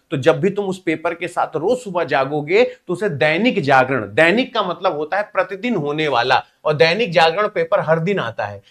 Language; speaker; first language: Hindi; native; Hindi